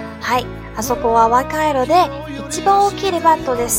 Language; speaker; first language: Japanese; non-native, fluent; Chinese